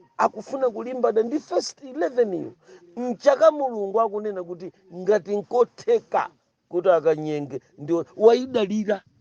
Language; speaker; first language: Nyanja; non-native, local second language; Tumbuka